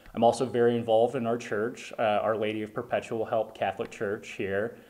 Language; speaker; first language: English; native; English